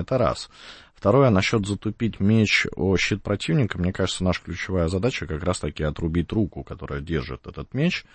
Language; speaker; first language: Russian; native; Russian